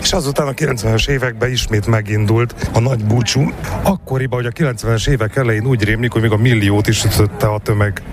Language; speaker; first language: Hungarian; native; Hungarian